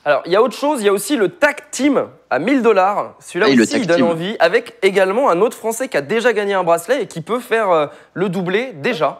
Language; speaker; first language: French; native; French